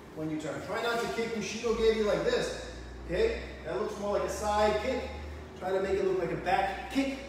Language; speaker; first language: English; native; English